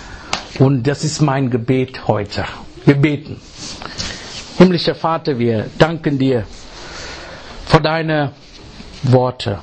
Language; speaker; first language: German; non-native, fluent; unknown